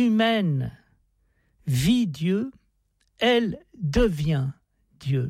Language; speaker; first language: French; native; French